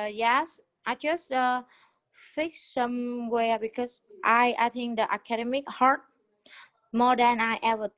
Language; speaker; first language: English; non-native, learner; Vietnamese